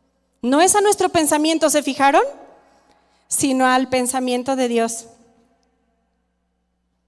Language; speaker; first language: Spanish; native; Spanish